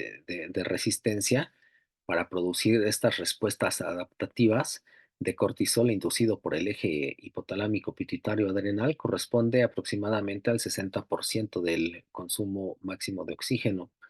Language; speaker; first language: Spanish; native; Spanish